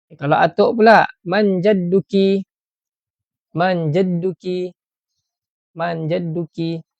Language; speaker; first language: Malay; native; Malay